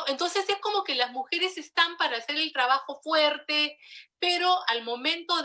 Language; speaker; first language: Spanish; native; Spanish